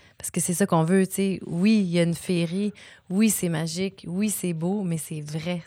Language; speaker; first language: French; native; French